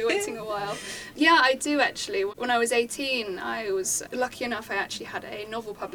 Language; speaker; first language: English; native; English